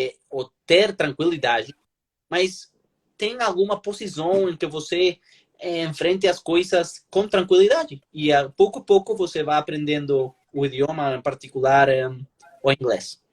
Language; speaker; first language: Portuguese; non-native, learner; Spanish